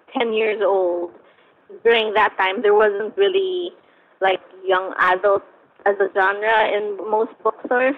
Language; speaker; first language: English; non-native, local second language; Filipino